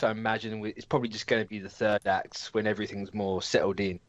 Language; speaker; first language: English; native; English